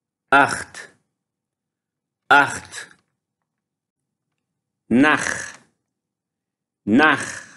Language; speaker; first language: German; non-native, fluent; Arabic